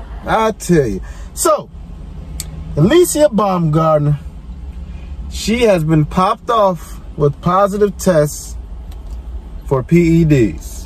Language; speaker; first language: English; native; English